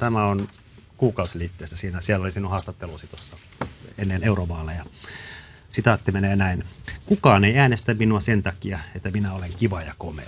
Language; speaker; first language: Finnish; native; Finnish